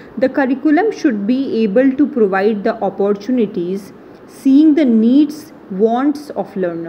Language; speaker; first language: English; non-native, local second language; Hindi